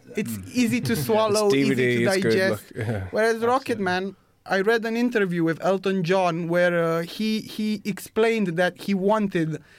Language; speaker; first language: English; non-native, fluent; Romanian